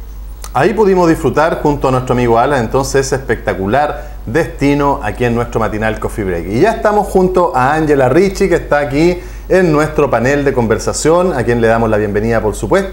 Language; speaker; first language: Spanish; native; Spanish